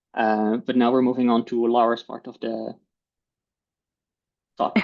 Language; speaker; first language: English; non-native, fluent; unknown